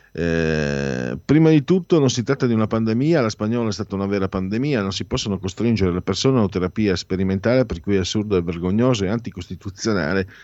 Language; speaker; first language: Italian; native; Italian